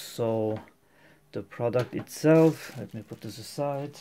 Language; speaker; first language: English; non-native, fluent; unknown